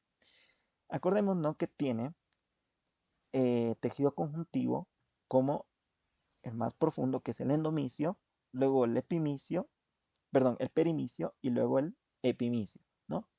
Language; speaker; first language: Spanish; native; Spanish